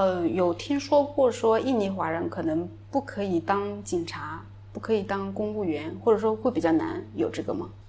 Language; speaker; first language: Chinese; native; Chinese